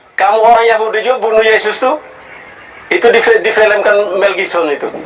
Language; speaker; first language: Indonesian; native; Indonesian